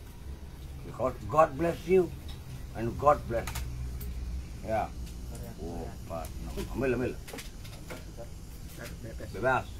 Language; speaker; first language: English; non-native, learner; Balinese